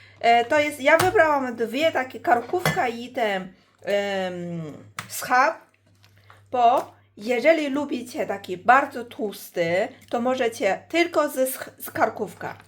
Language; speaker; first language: Polish; non-native, learner; Chinese